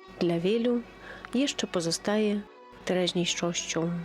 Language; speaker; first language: Polish; non-native, local second language; Ukrainian